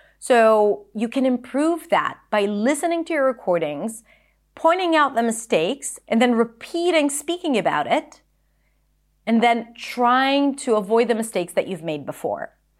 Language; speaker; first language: English; non-native, fluent; Hebrew